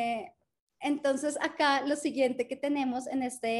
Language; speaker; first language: Spanish; native; Spanish